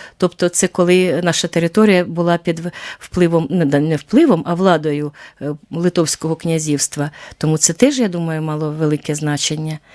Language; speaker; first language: Ukrainian; native; Ukrainian